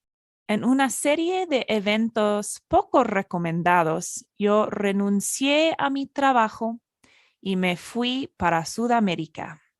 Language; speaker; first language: Spanish; non-native, fluent; English